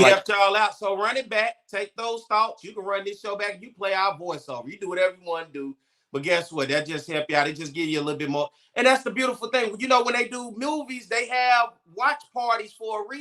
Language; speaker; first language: English; native; English